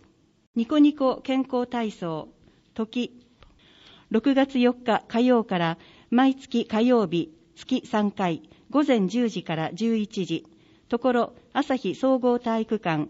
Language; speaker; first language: Japanese; native; Japanese